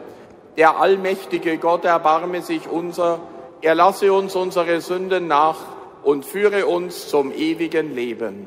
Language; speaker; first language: German; native; German